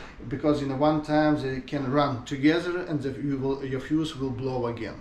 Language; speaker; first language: English; non-native, learner; Ukrainian